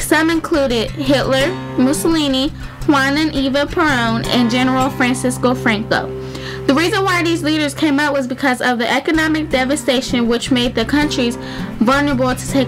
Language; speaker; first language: English; native; English